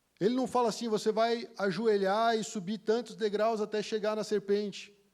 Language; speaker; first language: Portuguese; native; Portuguese